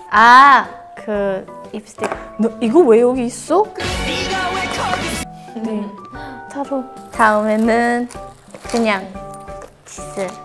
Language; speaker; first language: Korean; non-native, learner; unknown